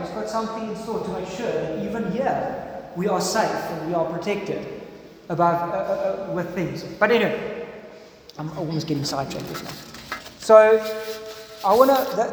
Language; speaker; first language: English; non-native, local second language; Afrikaans